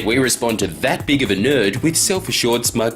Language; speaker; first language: English; native; English